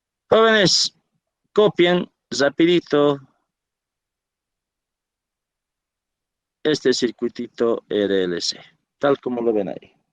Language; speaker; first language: Spanish; native; Spanish